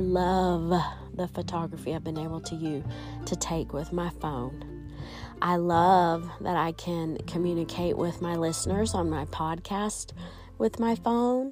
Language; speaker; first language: English; native; English